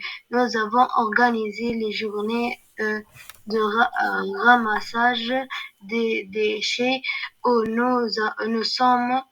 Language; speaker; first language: French; non-native, learner; Arabic